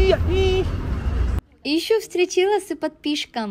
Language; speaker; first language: Russian; non-native, learner; Korean